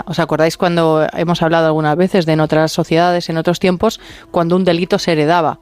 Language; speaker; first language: Spanish; native; Spanish